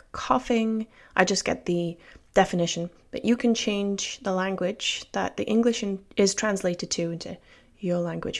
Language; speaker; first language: English; native; English